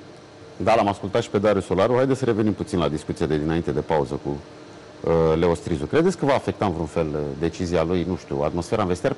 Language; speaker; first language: Romanian; native; Romanian